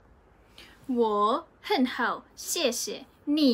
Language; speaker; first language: Chinese; non-native, learner; Malay